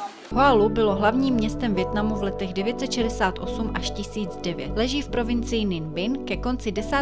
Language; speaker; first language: Czech; native; Czech